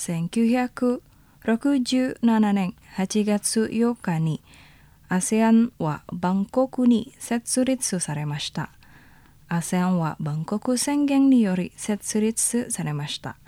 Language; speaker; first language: Japanese; non-native, fluent; Indonesian